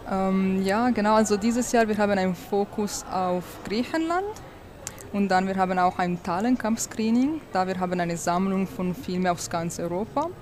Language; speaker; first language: German; non-native, local second language; Italian